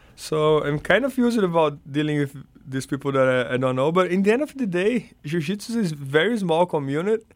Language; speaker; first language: English; non-native, fluent; Portuguese